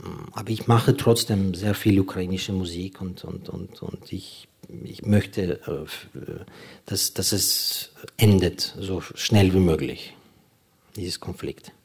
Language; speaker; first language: German; non-native, fluent; Ukrainian